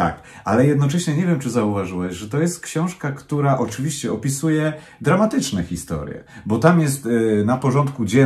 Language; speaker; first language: Polish; native; Polish